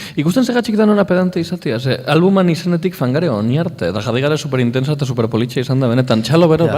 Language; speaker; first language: Basque; native; Basque